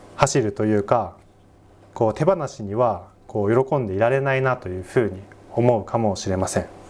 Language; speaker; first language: Japanese; native; Japanese